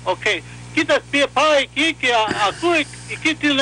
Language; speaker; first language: Greek; early bilingual, heritage; Greek